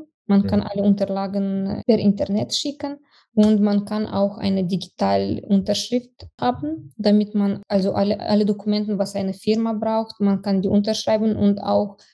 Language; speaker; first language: German; non-native, fluent; Romanian